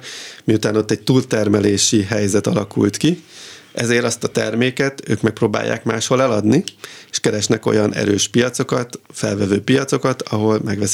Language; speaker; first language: Hungarian; native; Hungarian